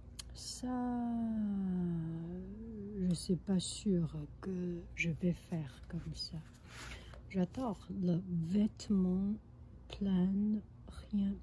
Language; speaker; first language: French; non-native, fluent; Chinese